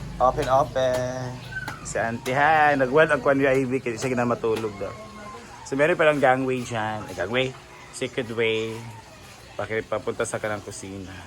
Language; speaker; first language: Filipino; non-native, local second language; Cebuano